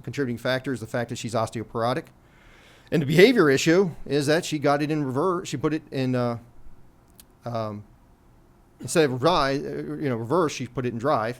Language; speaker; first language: English; native; English